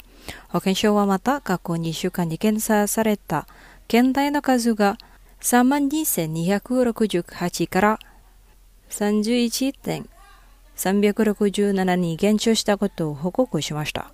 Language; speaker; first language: Japanese; non-native, fluent; Indonesian